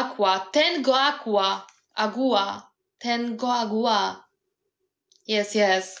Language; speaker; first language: Spanish; non-native, learner; Polish